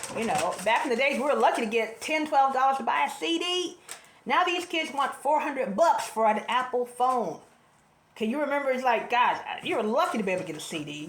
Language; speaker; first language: English; native; English